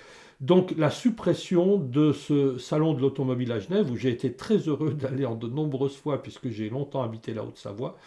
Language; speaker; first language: French; native; French